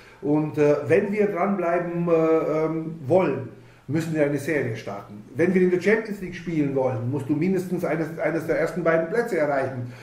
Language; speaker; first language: German; native; German